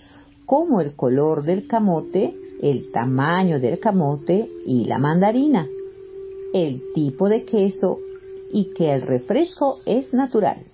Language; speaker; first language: Spanish; native; Spanish